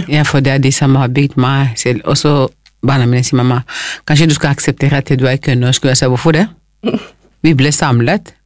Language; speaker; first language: Norwegian; non-native, fluent; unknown